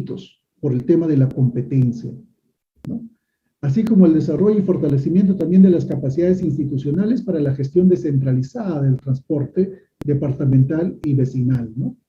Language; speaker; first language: Spanish; native; Spanish